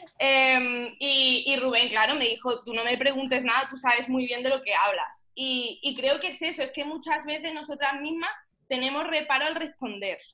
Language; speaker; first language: Spanish; early bilingual, heritage; Spanish